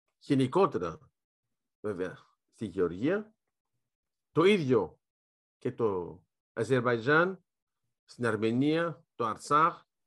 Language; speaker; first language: Greek; early bilingual, heritage; Greek